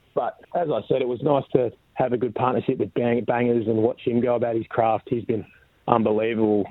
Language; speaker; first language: English; native; English